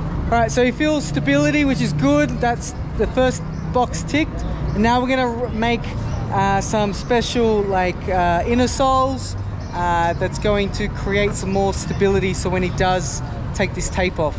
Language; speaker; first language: English; native; English